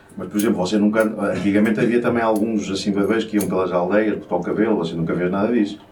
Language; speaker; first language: Portuguese; native; Portuguese